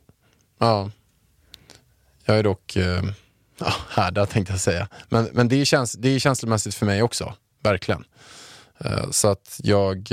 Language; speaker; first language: Swedish; native; Swedish